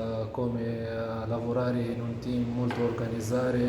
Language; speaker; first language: Italian; non-native, learner; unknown